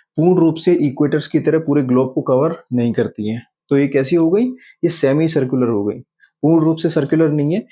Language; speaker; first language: Hindi; native; Hindi